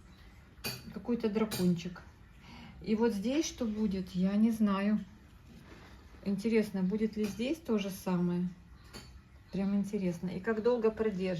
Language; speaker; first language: Russian; native; Russian